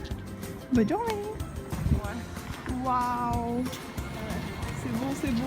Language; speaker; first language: French; native; French